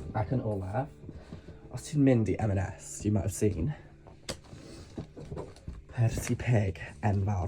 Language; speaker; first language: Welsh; non-native, local second language; English